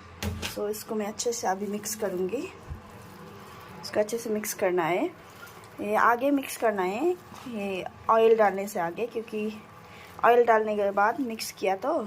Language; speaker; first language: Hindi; non-native, local second language; Nepali